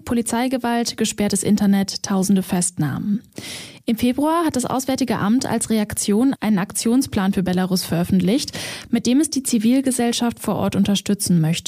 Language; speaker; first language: German; native; German